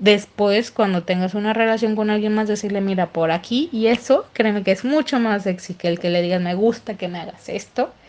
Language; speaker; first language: Spanish; native; Spanish